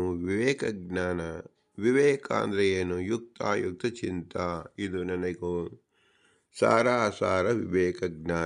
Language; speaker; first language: Kannada; native; Kannada